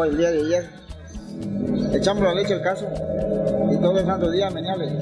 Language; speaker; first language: Spanish; native; Spanish